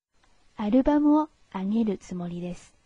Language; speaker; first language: Japanese; non-native, fluent; Chinese